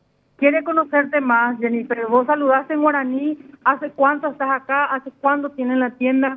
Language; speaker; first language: Spanish; native; Spanish